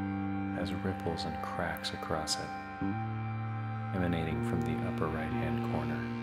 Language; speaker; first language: English; native; English